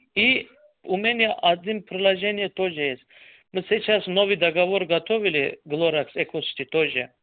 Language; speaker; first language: Russian; non-native, learner; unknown